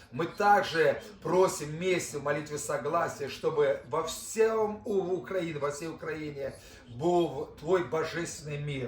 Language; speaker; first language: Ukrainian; non-native, local second language; Russian